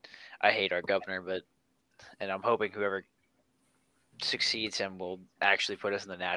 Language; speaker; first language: English; native; English